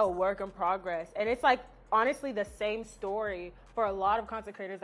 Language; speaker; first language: English; native; English